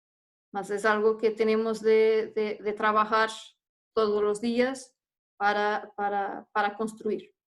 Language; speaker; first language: Spanish; non-native, fluent; Portuguese